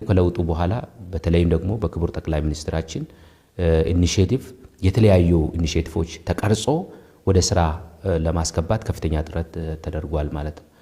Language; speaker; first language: Amharic; non-native, local second language; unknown